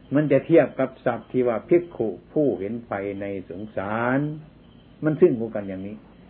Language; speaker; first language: Thai; non-native, local second language; Lao